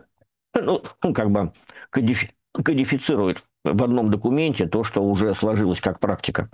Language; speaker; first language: Russian; native; Russian